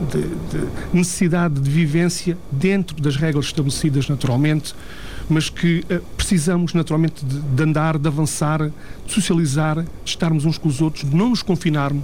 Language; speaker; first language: Portuguese; native; Portuguese